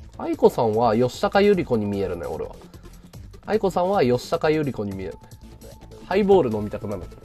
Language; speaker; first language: Japanese; native; Japanese